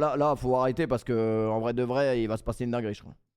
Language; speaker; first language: French; native; French